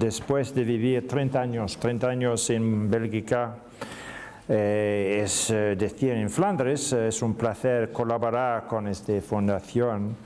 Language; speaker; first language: Spanish; non-native, learner; English